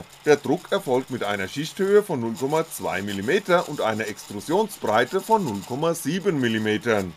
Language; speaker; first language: German; native; German